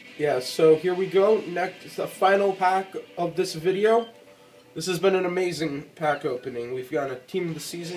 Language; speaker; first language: English; native; English